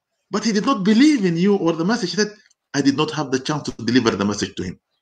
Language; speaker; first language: English; non-native, fluent; Arabic